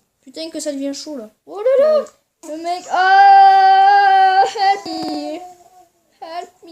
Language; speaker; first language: French; native; French